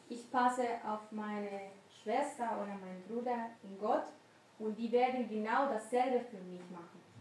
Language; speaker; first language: German; non-native, learner; Spanish